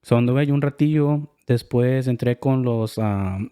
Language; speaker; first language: Spanish; early bilingual, heritage; Spanish